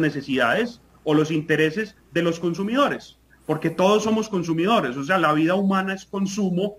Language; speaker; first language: Spanish; native; Spanish